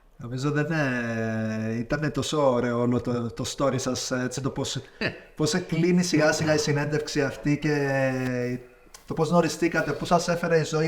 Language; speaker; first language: Greek; native; Greek